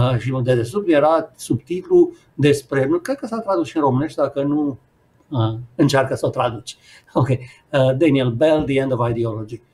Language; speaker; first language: Romanian; native; Romanian